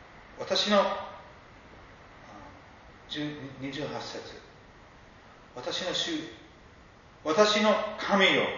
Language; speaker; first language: Japanese; non-native, fluent; English